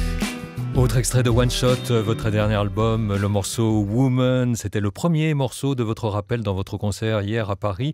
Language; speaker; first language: French; native; French